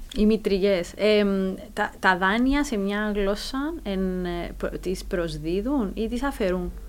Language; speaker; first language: Greek; native; Greek